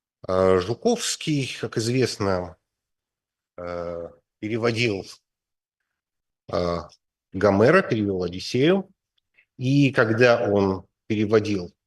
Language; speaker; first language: Russian; native; Russian